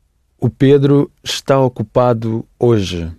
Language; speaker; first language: Portuguese; non-native, learner; English